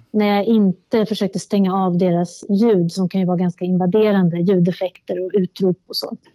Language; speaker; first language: Swedish; native; Swedish